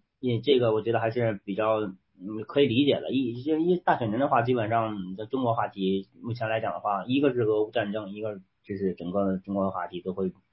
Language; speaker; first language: Chinese; native; Chinese